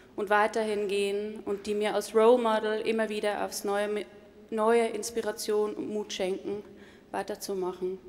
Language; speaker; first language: German; native; German